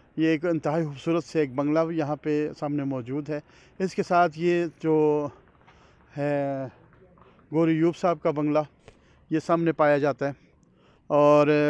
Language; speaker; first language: Urdu; non-native, local second language; Northern Hindko